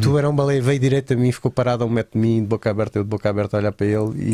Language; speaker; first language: Portuguese; native; Portuguese